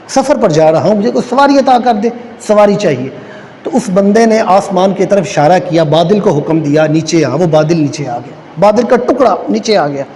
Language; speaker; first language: Urdu; native; Urdu